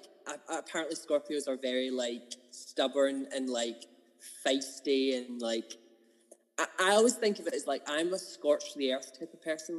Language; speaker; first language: English; native; English